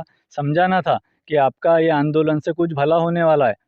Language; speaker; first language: Hindi; non-native, local second language; Marathi